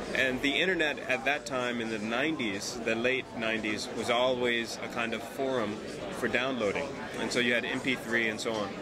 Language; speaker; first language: English; native; English